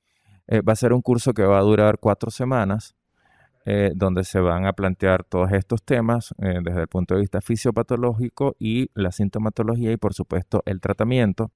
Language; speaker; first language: Spanish; native; Spanish